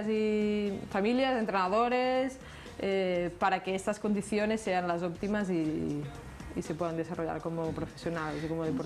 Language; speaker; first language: Spanish; native; Spanish